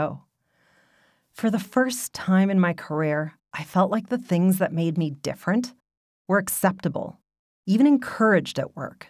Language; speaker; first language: English; native; English